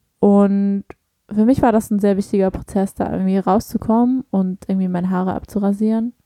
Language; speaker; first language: German; early bilingual, other home language; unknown